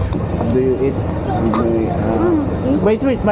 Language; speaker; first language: English; non-native, learner; Filipino